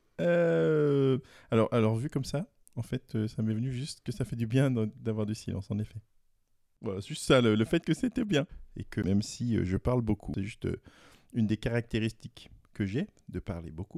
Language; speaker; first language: French; native; French